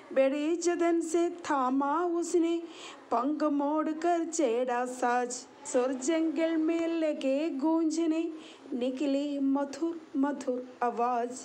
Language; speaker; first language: Hindi; non-native, local second language; Malayalam